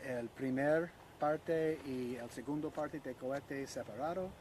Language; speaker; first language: Spanish; non-native, learner; English